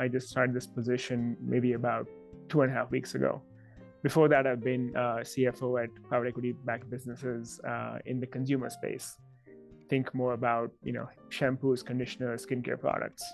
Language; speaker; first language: English; non-native, local second language; Hindi